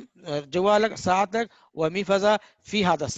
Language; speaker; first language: Arabic; non-native, fluent; Hindi